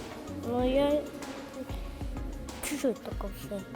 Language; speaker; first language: Russian; non-native, local second language; Kyrgyz